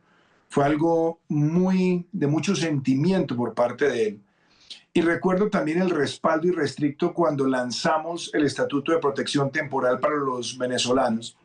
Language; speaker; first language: Spanish; native; Spanish